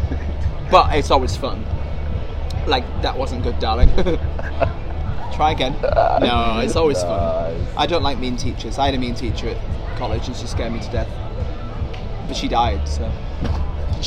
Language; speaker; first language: English; native; English